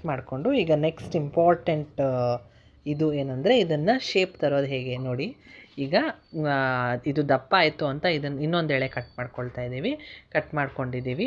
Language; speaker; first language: Kannada; native; Kannada